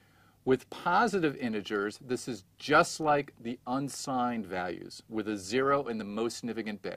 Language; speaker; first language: English; native; English